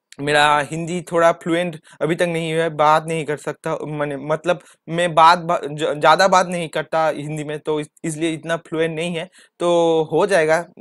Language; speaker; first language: Hindi; non-native, local second language; Bangla